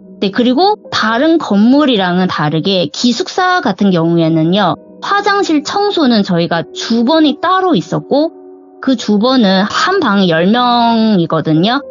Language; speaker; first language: Korean; non-native, fluent; Chinese